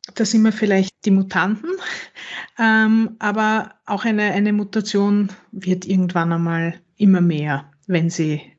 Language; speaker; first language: German; native; German